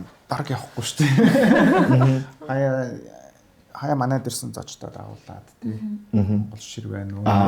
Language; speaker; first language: Mongolian; non-native, fluent; Japanese